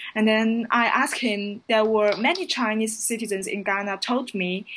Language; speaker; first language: English; non-native, fluent; Chinese